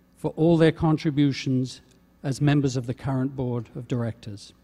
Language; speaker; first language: English; native; English